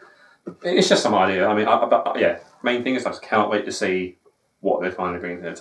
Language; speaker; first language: English; native; English